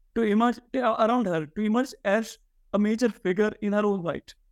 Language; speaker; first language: English; non-native, local second language; Hindi